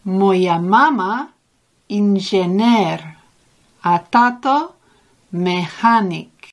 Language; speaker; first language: Ukrainian; non-native, learner; English